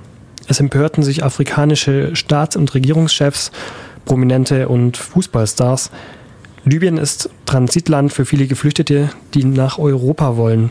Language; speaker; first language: German; native; German